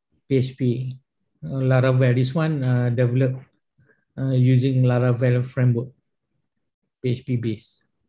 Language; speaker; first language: English; non-native, local second language; Malay